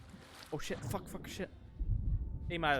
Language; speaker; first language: English; non-native, fluent; Dutch